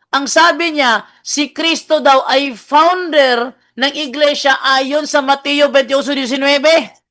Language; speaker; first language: Filipino; non-native, local second language; Cebuano